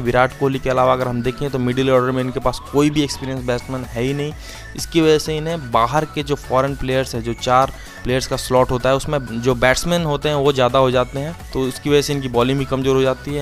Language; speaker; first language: Hindi; native; Hindi